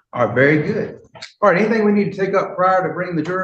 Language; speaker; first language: English; native; English